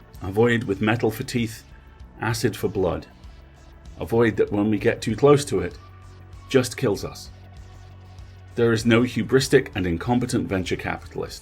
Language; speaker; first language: English; native; English